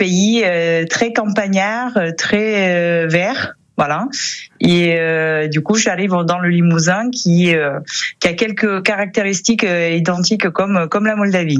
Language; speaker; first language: French; non-native, fluent; Romanian